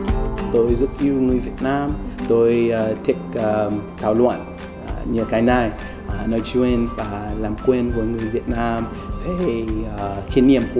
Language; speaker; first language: Vietnamese; non-native, learner; English